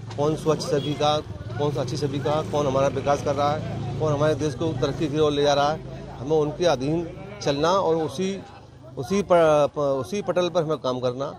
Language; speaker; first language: Hindi; native; Hindi